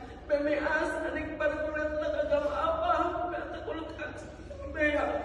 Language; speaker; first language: Hebrew; non-native, learner; Filipino